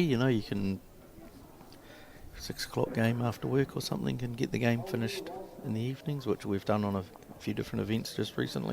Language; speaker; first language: English; native; English